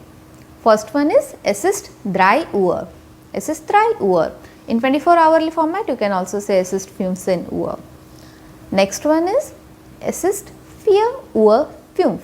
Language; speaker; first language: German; non-native, fluent; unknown